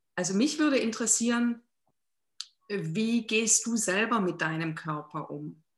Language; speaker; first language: German; native; German